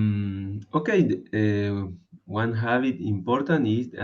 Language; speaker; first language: English; non-native, learner; Spanish